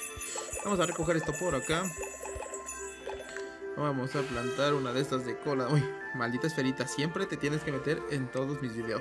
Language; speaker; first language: Spanish; native; Spanish